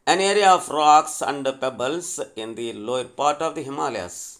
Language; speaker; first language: English; non-native, local second language; Telugu